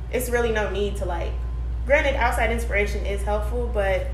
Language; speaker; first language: English; native; English